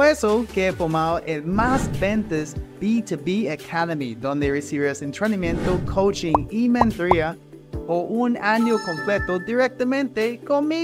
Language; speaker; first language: Spanish; non-native, fluent; English